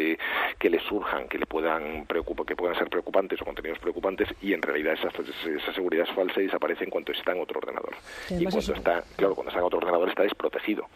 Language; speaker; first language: Spanish; native; Spanish